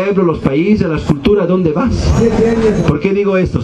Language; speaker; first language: Spanish; non-native, fluent; Italian